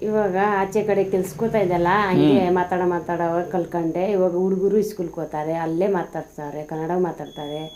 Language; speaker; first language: Kannada; non-native, learner; Nepali